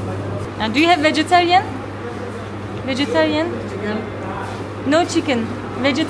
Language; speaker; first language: English; non-native, learner; Turkish